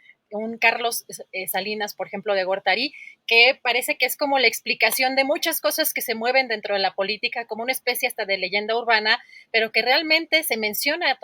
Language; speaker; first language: Spanish; native; Spanish